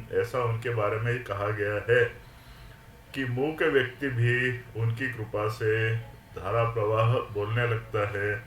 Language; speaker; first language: Hindi; non-native, local second language; Marathi